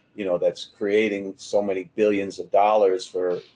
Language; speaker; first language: English; native; English